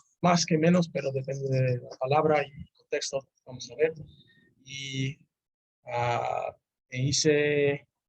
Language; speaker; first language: Spanish; non-native, learner; English